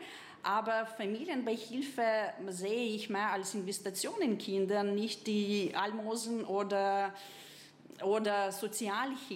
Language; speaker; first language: German; non-native, fluent; Ukrainian